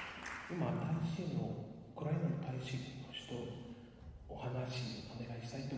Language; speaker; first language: Japanese; non-native, fluent; Ukrainian